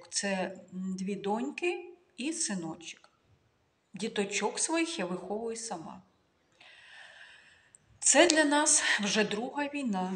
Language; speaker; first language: Ukrainian; non-native, local second language; Russian